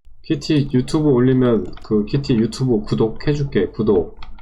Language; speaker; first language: Korean; native; Korean